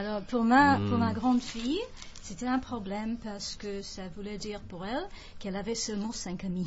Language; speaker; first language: French; non-native, fluent; English